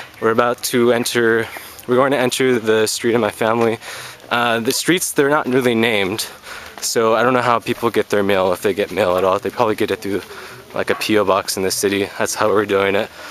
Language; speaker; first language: English; native; English